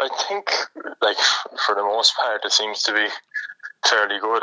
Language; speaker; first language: English; native; English